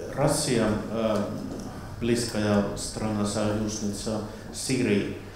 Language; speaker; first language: Russian; non-native, fluent; Finnish